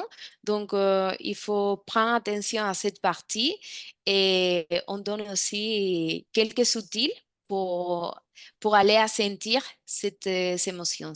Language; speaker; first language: French; non-native, fluent; Spanish